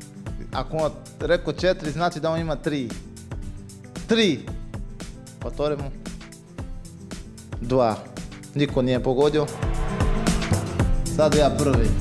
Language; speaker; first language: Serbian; non-native, learner; Portuguese